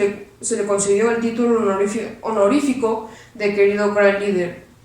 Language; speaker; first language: Spanish; native; Spanish